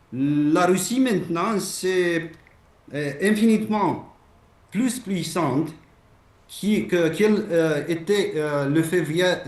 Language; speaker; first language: French; non-native, fluent; Romanian